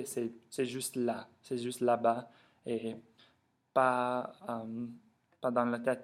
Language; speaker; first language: French; non-native, learner; English